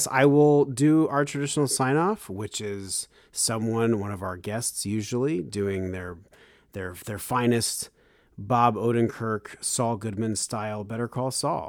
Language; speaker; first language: English; native; English